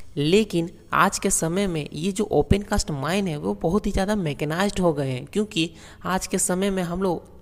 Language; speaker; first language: Hindi; native; Hindi